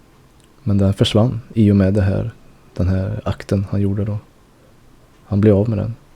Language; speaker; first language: Swedish; native; Swedish